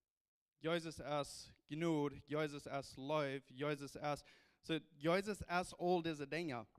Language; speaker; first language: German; non-native, learner; Plautdietsch